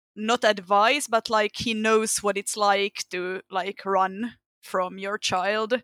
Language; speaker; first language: English; non-native, fluent; Finnish